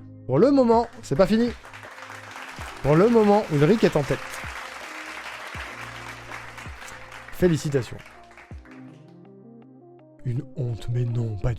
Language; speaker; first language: French; native; French